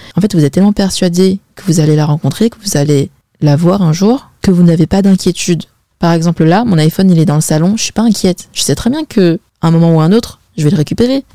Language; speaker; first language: French; early bilingual, other home language; Chinese